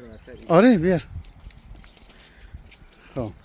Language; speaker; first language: Persian; native; Persian